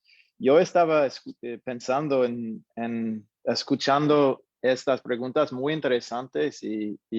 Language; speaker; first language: Spanish; non-native, fluent; English